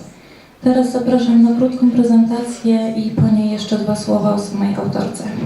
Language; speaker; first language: Polish; native; Polish